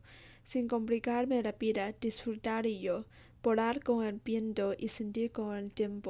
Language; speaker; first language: Spanish; non-native, learner; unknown